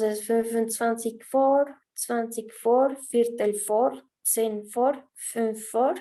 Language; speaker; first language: German; non-native, fluent; Spanish